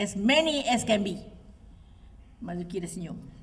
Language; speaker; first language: English; non-native, local second language; Malay